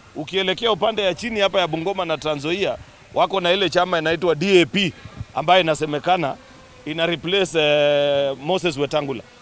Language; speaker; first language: Swahili; non-native, local second language; Kalenjin